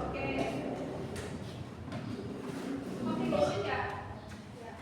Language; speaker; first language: English; non-native, learner; Indonesian